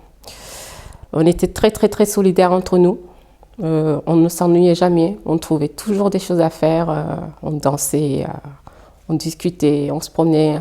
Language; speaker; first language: French; early bilingual, other home language; Fula